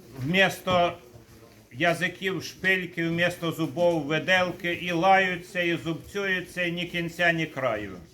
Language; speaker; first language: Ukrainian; native; Ukrainian